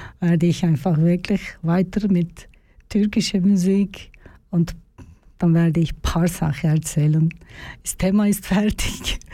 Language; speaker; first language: German; non-native, learner; Turkish